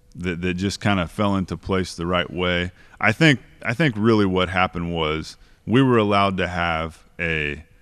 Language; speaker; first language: English; native; English